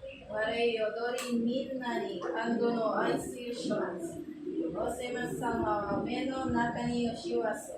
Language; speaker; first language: Japanese; non-native, learner; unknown